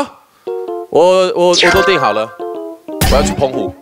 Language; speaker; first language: Chinese; non-native, fluent; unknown